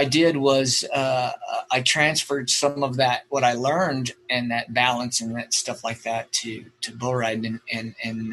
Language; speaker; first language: English; native; English